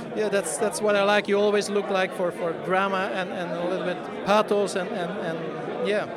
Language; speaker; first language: English; non-native, fluent; Dutch